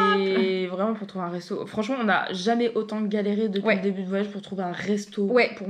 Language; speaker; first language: French; native; French